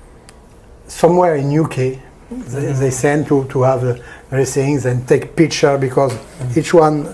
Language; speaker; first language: English; non-native, learner; French